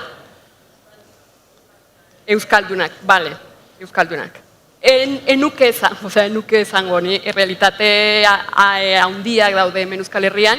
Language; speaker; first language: Basque; non-native, fluent; Spanish